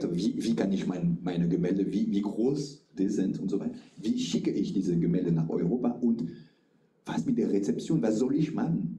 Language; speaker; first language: German; non-native, fluent; French